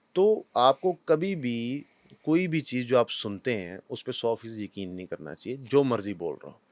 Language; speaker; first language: Urdu; non-native, local second language; Punjabi